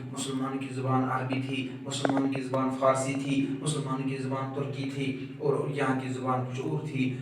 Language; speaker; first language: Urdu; non-native, local second language; Kashmiri